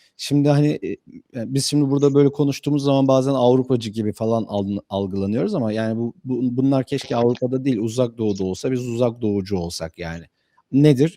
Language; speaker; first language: Turkish; native; Turkish